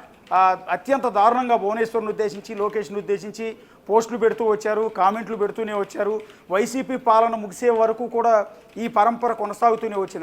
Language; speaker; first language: Telugu; native; Telugu